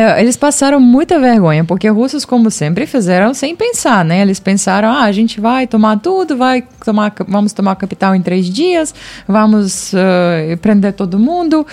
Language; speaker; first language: Portuguese; non-native, fluent; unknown